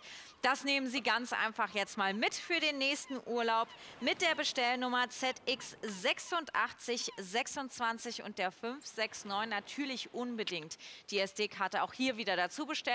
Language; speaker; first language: German; native; German